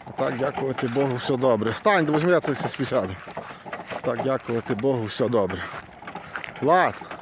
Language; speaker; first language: Ukrainian; native; Ukrainian